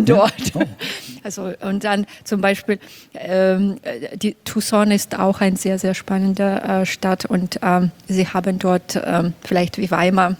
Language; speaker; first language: German; non-native, fluent; Belarusian